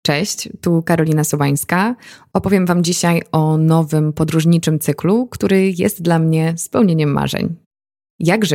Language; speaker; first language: Polish; native; Polish